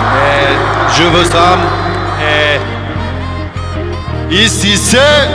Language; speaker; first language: French; non-native, learner; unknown